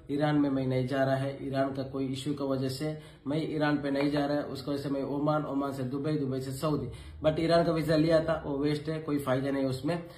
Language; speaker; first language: Hindi; non-native, local second language; Kannada